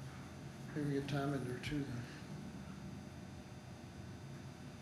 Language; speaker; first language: English; native; English